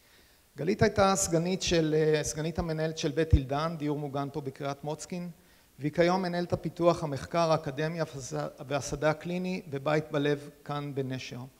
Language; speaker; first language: Hebrew; native; Hebrew